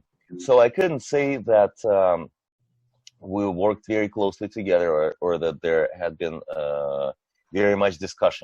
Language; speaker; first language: English; non-native, fluent; Russian